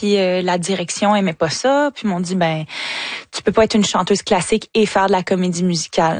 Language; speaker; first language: French; native; French